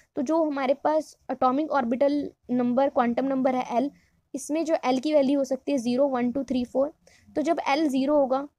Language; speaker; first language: Hindi; non-native, local second language; Punjabi